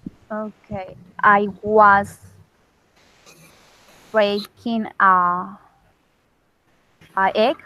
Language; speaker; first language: English; non-native, learner; Spanish